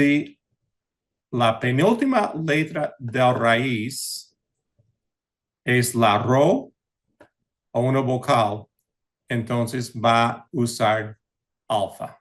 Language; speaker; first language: Spanish; early bilingual, heritage; English